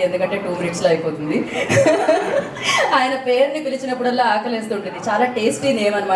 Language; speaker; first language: Telugu; native; Telugu